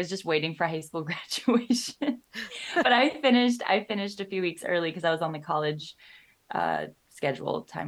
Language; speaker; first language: English; native; English